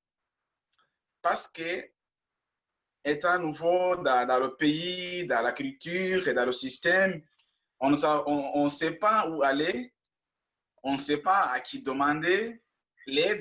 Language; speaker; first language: French; non-native, local second language; Kinyarwanda